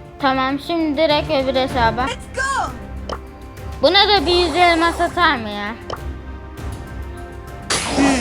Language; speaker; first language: Turkish; native; Turkish